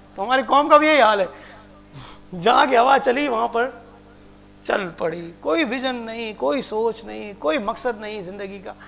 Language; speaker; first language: Urdu; non-native, local second language; Punjabi